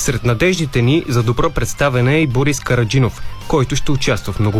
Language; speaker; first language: Bulgarian; native; Bulgarian